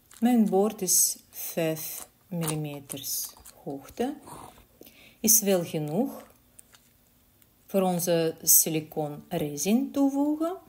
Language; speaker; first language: Dutch; non-native, learner; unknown